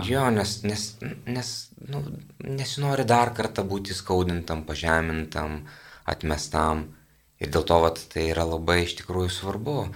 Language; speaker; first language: Lithuanian; native; Lithuanian